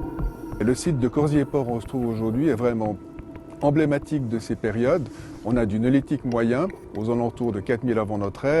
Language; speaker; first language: French; native; French